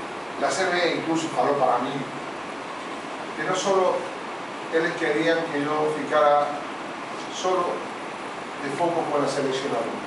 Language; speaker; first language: Portuguese; non-native, fluent; Spanish